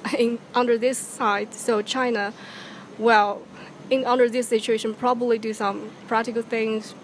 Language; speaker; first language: English; non-native, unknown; Chinese